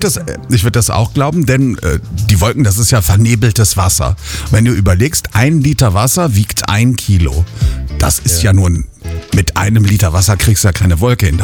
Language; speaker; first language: German; native; German